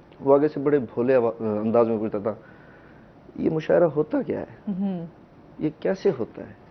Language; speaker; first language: Urdu; non-native, local second language; Haryanvi